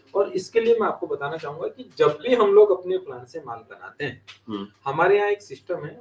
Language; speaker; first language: Hindi; native; Hindi